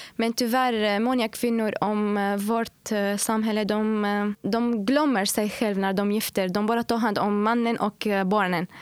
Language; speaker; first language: Swedish; non-native, fluent; Arabic